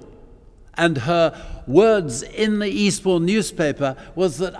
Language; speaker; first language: English; native; English